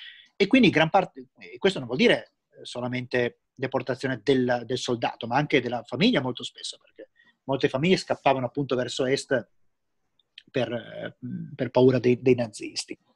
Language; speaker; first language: Italian; non-native, fluent; Polish